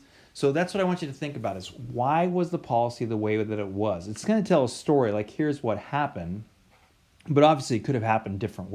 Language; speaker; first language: English; native; English